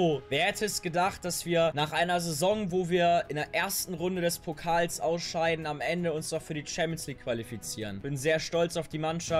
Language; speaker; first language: German; native; German